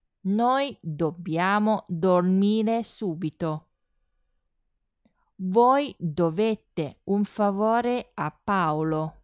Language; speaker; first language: Italian; non-native, fluent; Chinese